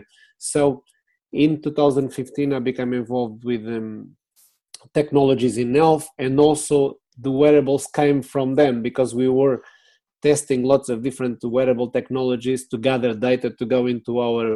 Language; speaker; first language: English; non-native, fluent; Portuguese